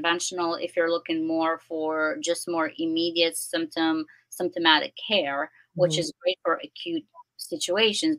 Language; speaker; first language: English; non-native, fluent; Albanian